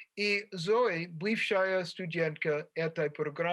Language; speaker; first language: Russian; non-native, fluent; English